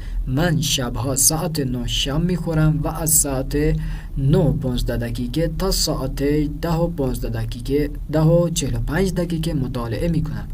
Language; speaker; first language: Persian; non-native, fluent; Urdu